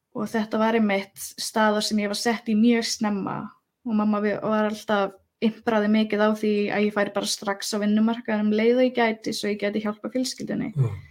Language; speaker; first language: Icelandic; early bilingual, other home language; Spanish